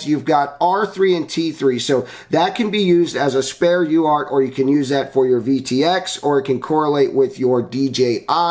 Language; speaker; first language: English; native; English